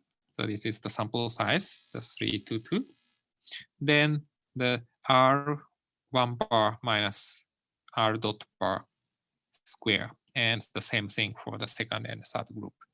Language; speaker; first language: English; non-native, fluent; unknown